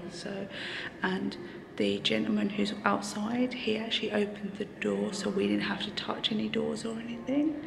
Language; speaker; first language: English; native; English